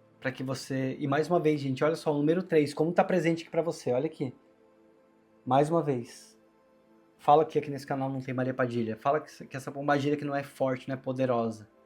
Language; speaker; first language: Portuguese; native; Portuguese